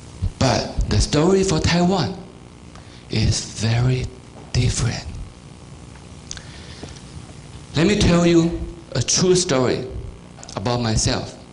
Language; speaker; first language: English; non-native, fluent; Chinese